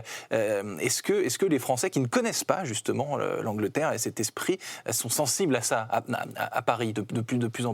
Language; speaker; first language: French; native; French